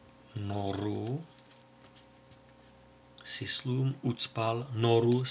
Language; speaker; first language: Czech; native; Czech